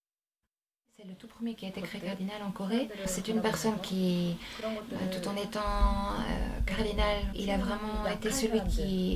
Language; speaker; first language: French; non-native, fluent; Korean